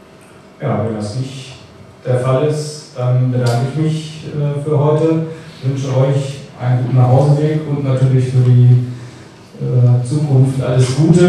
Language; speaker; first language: German; native; German